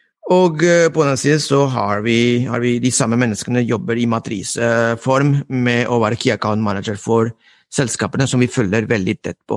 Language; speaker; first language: Norwegian; non-native, fluent; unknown